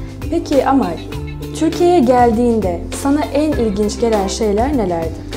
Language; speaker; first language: Turkish; native; Turkish